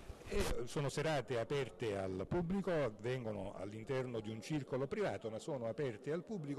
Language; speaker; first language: Italian; native; Italian